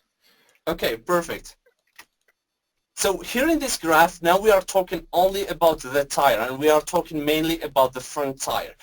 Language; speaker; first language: English; non-native, fluent; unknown